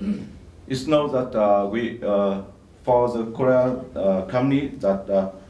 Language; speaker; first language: English; non-native, learner; Vietnamese